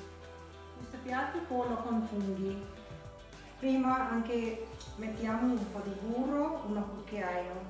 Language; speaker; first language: Italian; non-native, learner; Tamil